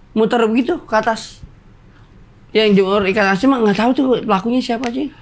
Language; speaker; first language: Indonesian; native; Indonesian